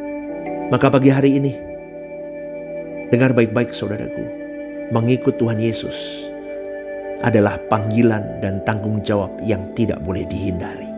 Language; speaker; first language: Indonesian; native; Indonesian